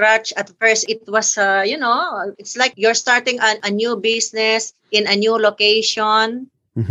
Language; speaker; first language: English; non-native, local second language; Filipino